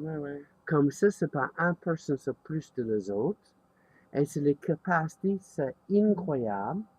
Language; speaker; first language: French; non-native, learner; English